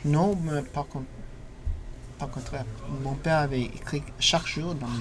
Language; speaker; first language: French; non-native, learner; English